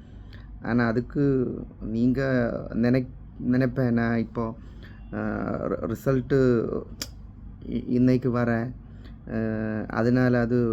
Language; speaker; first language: Tamil; non-native, local second language; Malayalam